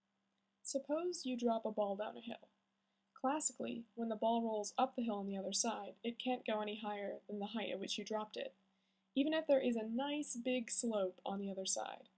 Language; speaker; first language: English; native; English